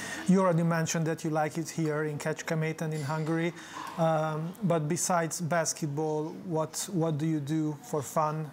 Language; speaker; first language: English; non-native, fluent; Hungarian